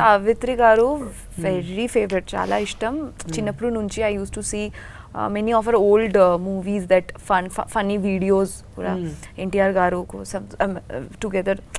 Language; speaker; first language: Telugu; non-native, learner; Bangla